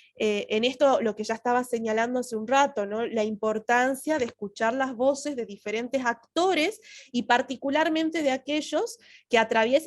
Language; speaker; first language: Spanish; native; Spanish